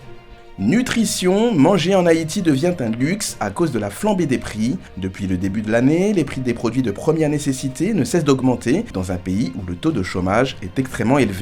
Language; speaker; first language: French; non-native, local second language; Haitian Creole